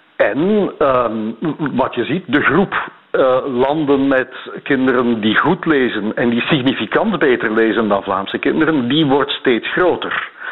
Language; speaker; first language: Dutch; native; Dutch